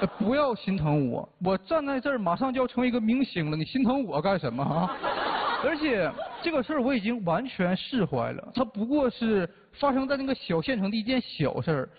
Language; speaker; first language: Chinese; native; Chinese